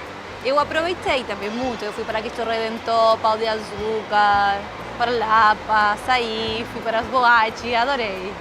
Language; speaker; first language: Portuguese; non-native, fluent; Spanish